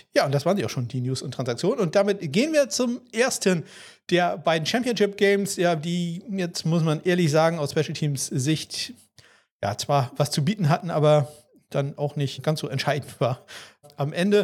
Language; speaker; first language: German; native; German